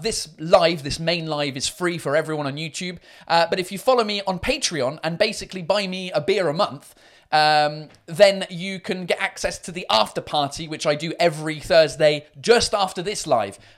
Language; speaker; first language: English; native; English